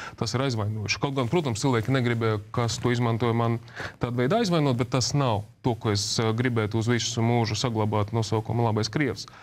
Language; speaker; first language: Latvian; non-native, local second language; Russian